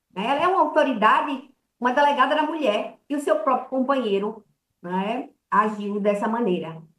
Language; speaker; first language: Portuguese; native; Portuguese